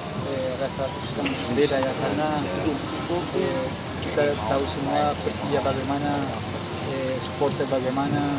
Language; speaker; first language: Indonesian; non-native, fluent; Spanish